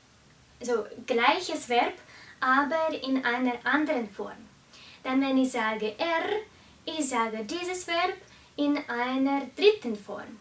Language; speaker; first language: German; non-native, fluent; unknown